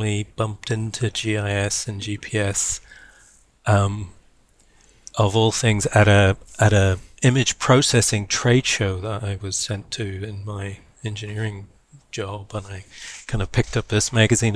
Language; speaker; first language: English; native; English